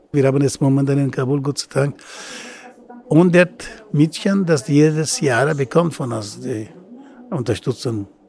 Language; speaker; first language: German; non-native, learner; Persian